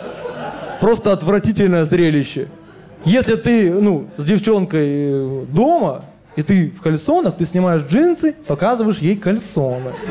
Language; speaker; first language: Russian; native; Russian